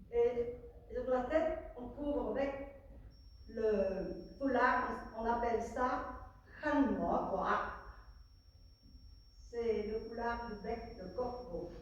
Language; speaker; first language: French; non-native, fluent; Vietnamese